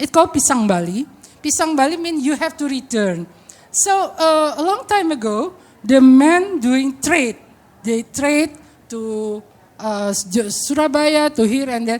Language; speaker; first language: English; non-native, fluent; Indonesian